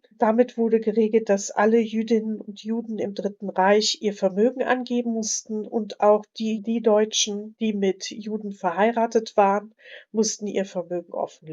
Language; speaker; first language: German; native; German